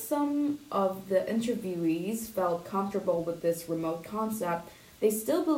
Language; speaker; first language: English; non-native, local second language; Cantonese